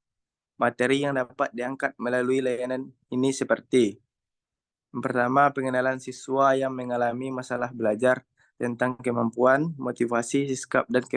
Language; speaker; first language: Indonesian; native; Indonesian